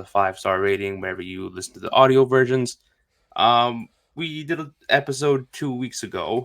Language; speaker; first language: English; native; English